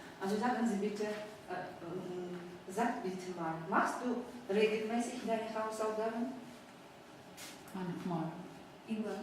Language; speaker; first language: German; non-native, fluent; Ukrainian